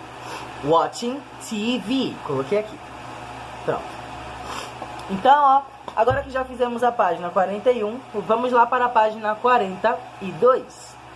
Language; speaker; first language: Portuguese; native; Portuguese